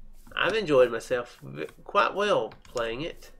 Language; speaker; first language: English; native; English